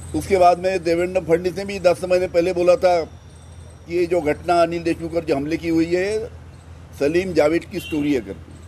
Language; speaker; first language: Hindi; non-native, local second language; Marathi